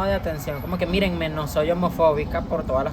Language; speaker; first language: Spanish; native; Spanish